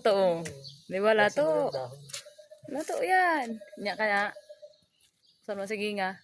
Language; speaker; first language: Filipino; non-native, local second language; Cebuano